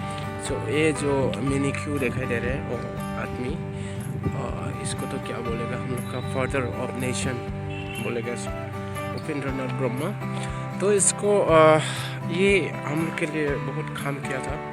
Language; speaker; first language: Hindi; non-native, local second language; Bodo